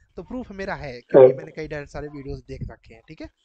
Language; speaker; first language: Hindi; native; Hindi